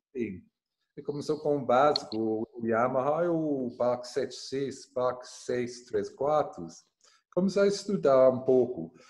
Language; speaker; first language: Portuguese; non-native, learner; English